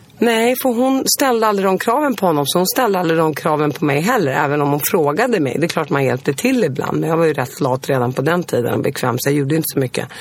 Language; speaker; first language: Swedish; early bilingual, other home language; Arabic